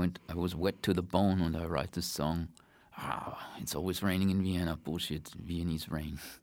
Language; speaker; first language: English; non-native, fluent; German